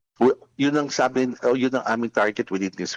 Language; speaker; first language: Filipino; native; Filipino